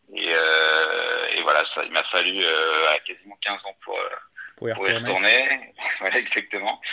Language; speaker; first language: French; native; French